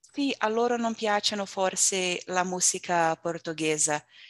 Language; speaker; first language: Italian; non-native, learner; Portuguese